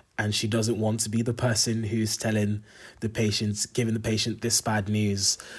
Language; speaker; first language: English; native; English